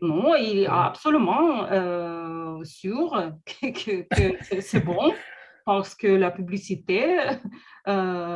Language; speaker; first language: French; non-native, learner; Russian